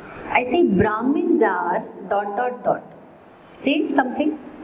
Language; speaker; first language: English; non-native, local second language; Tamil